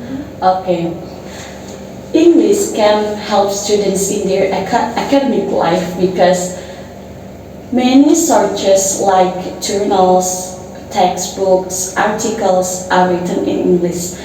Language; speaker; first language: English; non-native, learner; Indonesian